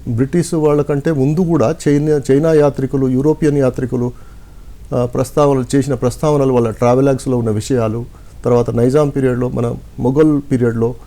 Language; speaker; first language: Telugu; non-native, local second language; Lambadi